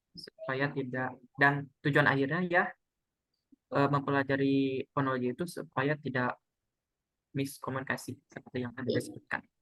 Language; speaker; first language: Indonesian; non-native, local second language; Sundanese